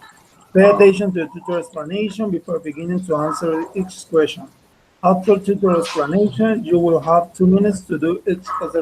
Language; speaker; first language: English; non-native, fluent; Spanish